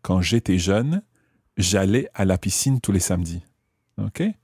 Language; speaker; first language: French; non-native, fluent; English